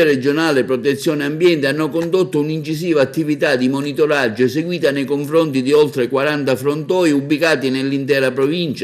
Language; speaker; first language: Italian; native; Italian